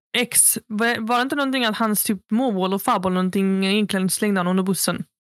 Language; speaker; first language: Swedish; early bilingual, other home language; Arabic